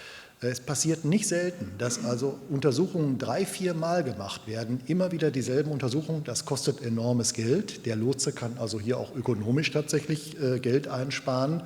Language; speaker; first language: German; native; German